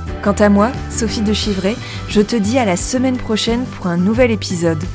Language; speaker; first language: French; native; French